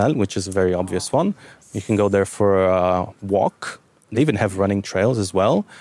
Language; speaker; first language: English; non-native, fluent; Bulgarian